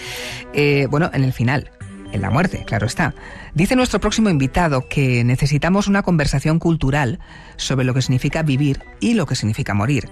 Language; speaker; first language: Spanish; native; Spanish